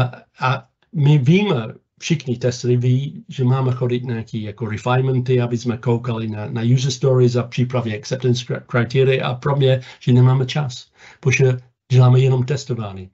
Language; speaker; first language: Czech; non-native, fluent; English